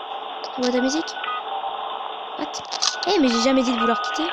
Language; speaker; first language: French; native; French